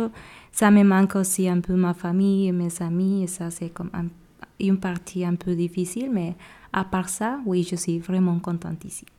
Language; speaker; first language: French; non-native, fluent; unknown